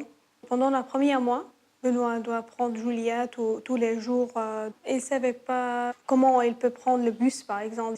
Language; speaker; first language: French; non-native, learner; Arabic